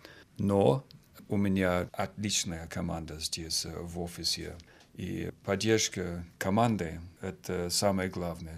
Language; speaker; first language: Russian; non-native, fluent; Finnish